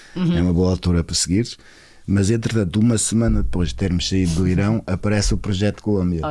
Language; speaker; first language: Portuguese; non-native, local second language; Kabuverdianu